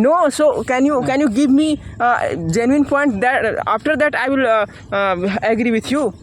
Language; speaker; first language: English; non-native, learner; Hindi